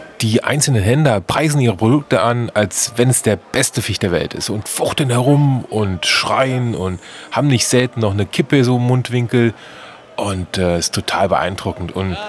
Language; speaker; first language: German; native; German